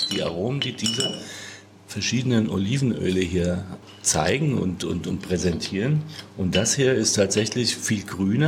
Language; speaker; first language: German; native; German